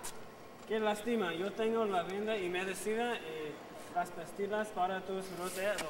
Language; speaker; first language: Spanish; non-native, learner; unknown